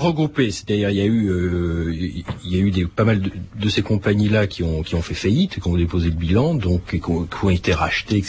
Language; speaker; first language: French; native; French